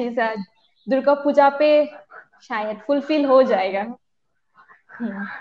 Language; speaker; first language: Hindi; non-native, local second language; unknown